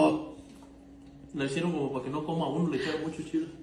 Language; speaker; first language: Spanish; native; Spanish